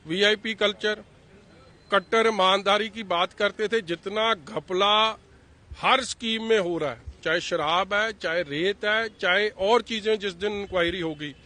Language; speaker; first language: Hindi; non-native, local second language; Punjabi